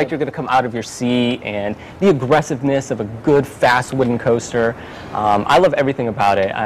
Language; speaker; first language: English; native; English